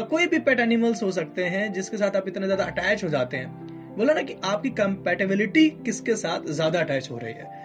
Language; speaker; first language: Hindi; native; Hindi